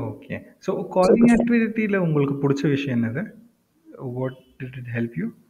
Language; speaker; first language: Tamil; native; Tamil